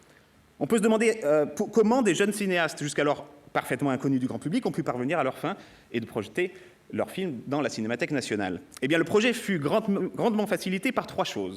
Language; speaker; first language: French; native; French